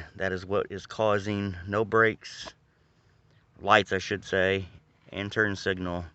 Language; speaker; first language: English; native; English